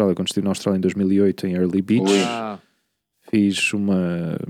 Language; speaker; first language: Portuguese; native; Portuguese